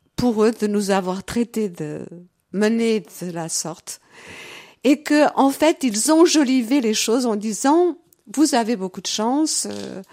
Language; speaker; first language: French; early bilingual, other home language; Portuguese